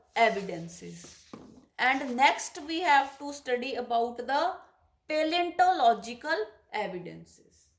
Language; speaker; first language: English; non-native, local second language; Punjabi